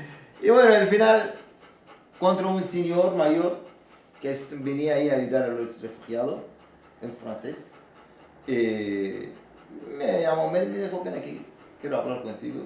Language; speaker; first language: Spanish; non-native, learner; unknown